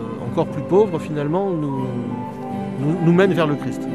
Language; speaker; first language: French; native; French